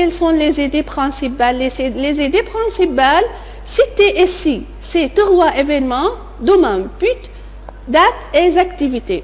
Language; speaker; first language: French; non-native, fluent; Arabic